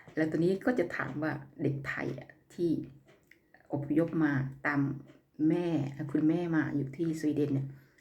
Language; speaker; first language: Thai; native; Thai